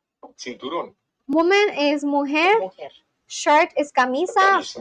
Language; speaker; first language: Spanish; non-native, learner; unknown